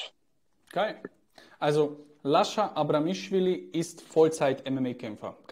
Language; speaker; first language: German; native; German